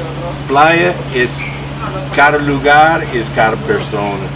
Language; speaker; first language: Spanish; non-native, learner; English